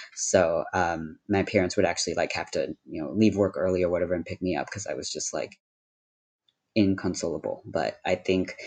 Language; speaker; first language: English; early bilingual, other home language; Wu Chinese